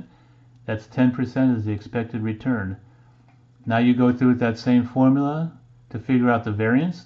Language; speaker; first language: English; native; English